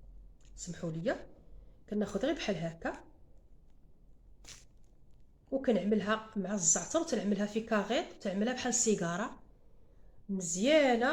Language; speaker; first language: Arabic; native; Arabic